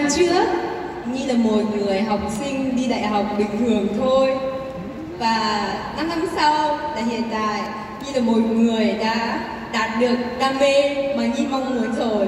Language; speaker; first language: Vietnamese; early bilingual, heritage; Vietnamese